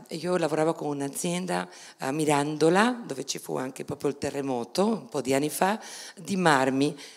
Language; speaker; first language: Italian; non-native, fluent; Spanish